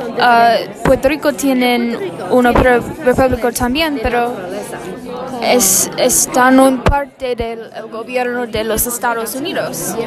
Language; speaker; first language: Spanish; non-native, learner; English